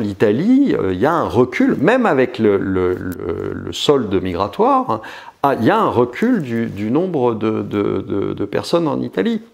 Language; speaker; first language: French; native; French